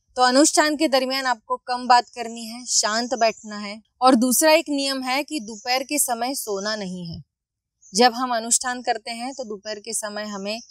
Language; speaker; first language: Hindi; non-native, local second language; Marathi